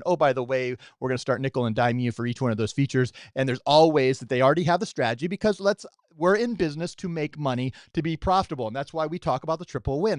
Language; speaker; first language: English; native; English